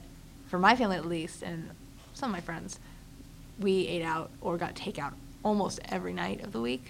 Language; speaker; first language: English; native; English